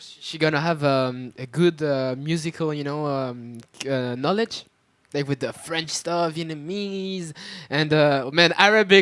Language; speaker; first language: English; non-native, fluent; French